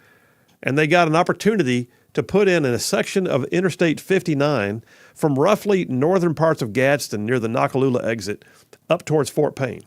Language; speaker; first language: English; native; English